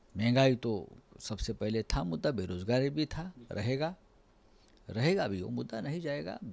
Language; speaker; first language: Hindi; non-native, local second language; Marathi